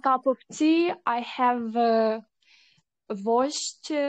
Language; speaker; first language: English; non-native, learner; Ukrainian